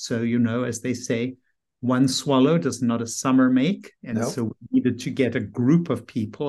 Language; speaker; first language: English; native; English